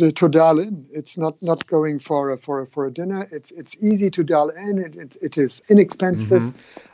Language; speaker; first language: English; non-native, fluent; German